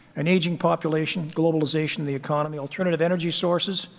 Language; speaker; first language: English; native; English